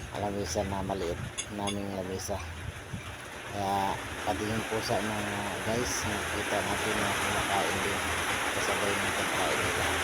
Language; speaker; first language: Filipino; non-native, local second language; Cebuano